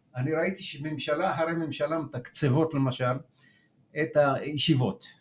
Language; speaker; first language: Hebrew; early bilingual, other home language; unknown